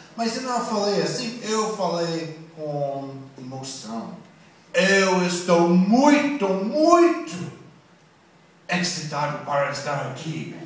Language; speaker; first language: Portuguese; non-native, learner; English